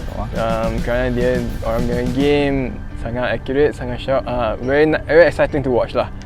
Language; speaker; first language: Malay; non-native, local second language; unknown